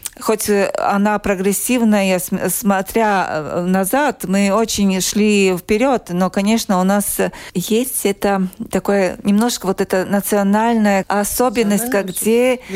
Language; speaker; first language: Russian; non-native, local second language; Latvian